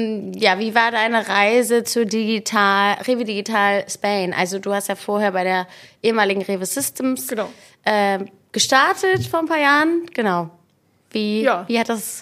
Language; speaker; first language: German; native; German